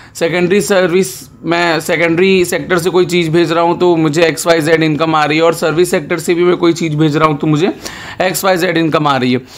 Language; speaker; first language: Hindi; non-native, local second language; Gujarati